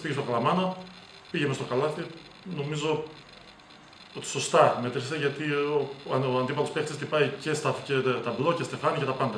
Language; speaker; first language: Greek; native; Greek